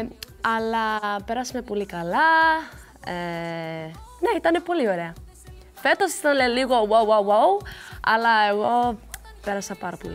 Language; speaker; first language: Greek; early bilingual, heritage; Greek